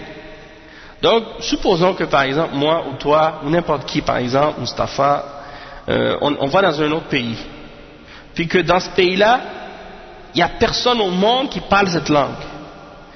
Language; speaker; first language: French; native; French